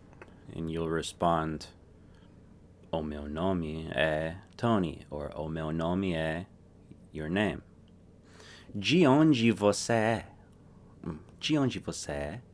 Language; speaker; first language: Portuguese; non-native, fluent; English